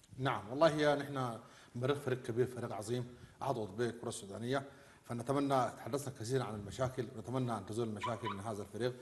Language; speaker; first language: Arabic; native; Arabic